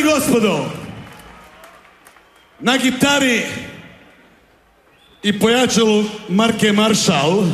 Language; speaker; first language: Serbian; native; Serbian